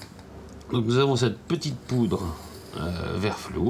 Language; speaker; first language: French; native; French